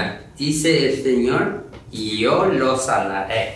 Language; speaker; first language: Spanish; non-native, learner; Korean